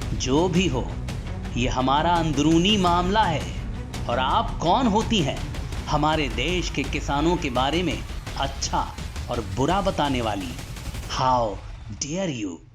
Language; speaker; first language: Hindi; native; Hindi